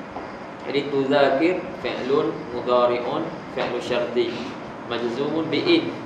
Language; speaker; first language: Arabic; non-native, fluent; Malay